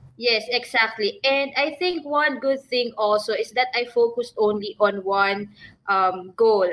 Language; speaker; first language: English; non-native, local second language; Filipino